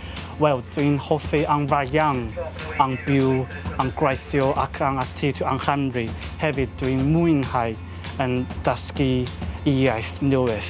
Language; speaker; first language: Welsh; non-native, learner; Chinese